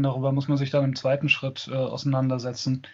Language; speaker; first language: German; native; German